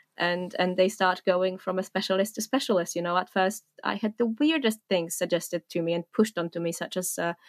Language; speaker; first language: English; non-native, fluent; Polish